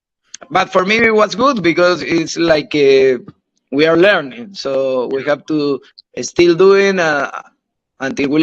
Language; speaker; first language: English; non-native, learner; Spanish